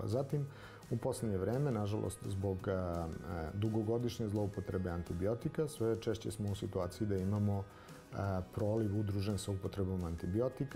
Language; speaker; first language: Serbian; native; Serbian